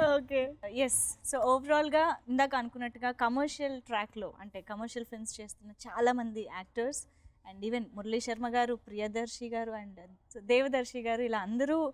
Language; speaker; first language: Telugu; native; Telugu